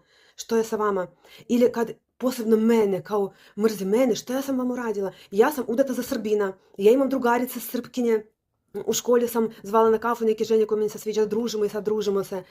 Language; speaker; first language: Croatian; non-native, learner; Russian